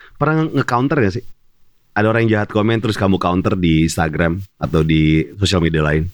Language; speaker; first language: Indonesian; native; Indonesian